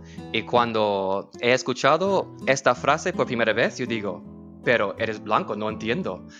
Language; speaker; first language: Spanish; non-native, learner; English